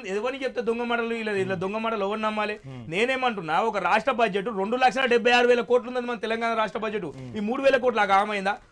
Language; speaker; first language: Telugu; native; Telugu